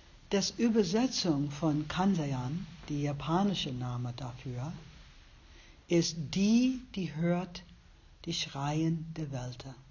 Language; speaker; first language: German; non-native, fluent; English